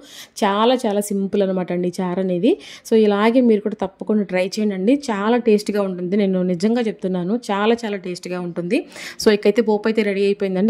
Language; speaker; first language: Telugu; native; Telugu